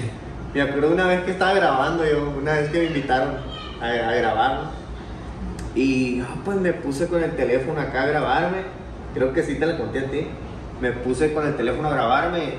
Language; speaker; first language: Spanish; native; Spanish